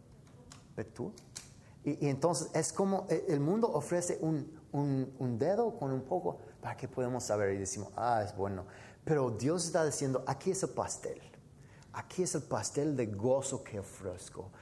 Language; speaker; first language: Spanish; non-native, fluent; English